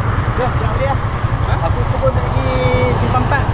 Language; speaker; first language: Malay; native; Malay